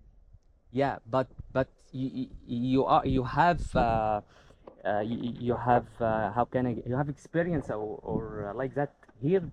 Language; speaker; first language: English; non-native, learner; Arabic